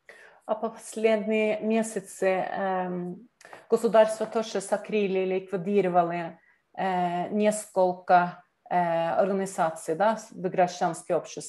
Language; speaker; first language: Russian; non-native, learner; Norwegian